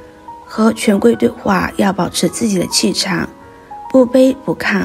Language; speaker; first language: Chinese; native; Chinese